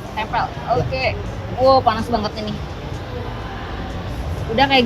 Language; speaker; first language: Indonesian; native; Indonesian